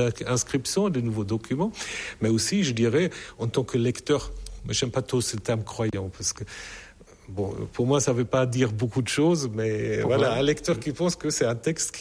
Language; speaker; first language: French; non-native, fluent; German